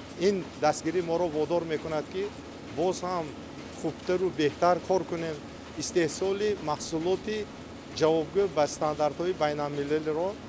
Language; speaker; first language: Tajik; native; Tajik